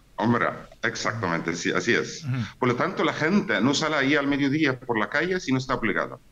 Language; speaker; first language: Spanish; non-native, fluent; Arabic